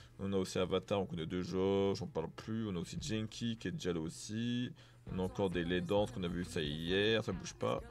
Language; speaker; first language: French; native; French